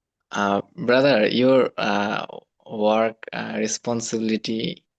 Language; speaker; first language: English; non-native, learner; Bangla